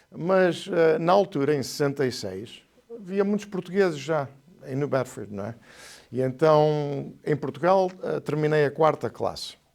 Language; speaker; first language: Portuguese; native; Portuguese